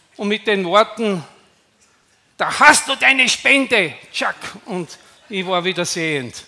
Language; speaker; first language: German; native; German